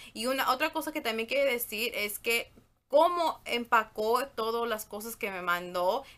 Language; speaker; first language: Spanish; early bilingual, heritage; Spanish